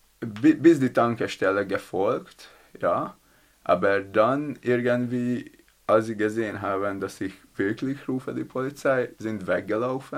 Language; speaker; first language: German; non-native, learner; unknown